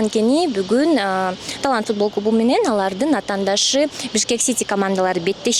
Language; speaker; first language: Kyrgyz; native; Kyrgyz